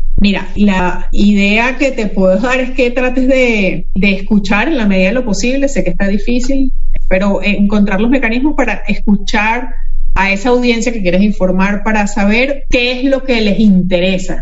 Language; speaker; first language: Spanish; native; Spanish